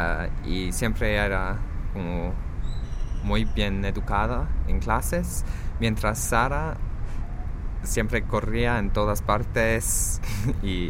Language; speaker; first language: Spanish; non-native, fluent; English